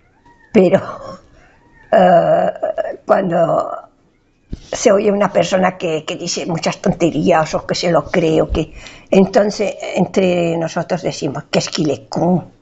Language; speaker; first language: Spanish; non-native, fluent; French